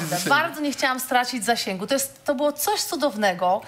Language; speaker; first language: Polish; native; Polish